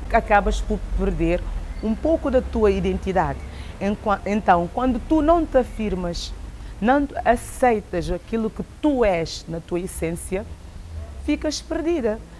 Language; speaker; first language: Portuguese; non-native, local second language; Upper Guinea Crioulo